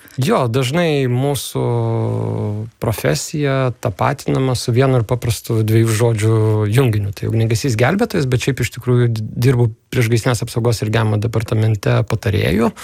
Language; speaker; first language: Lithuanian; native; Lithuanian